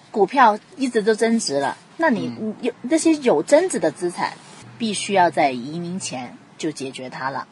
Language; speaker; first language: Chinese; non-native, local second language; Cantonese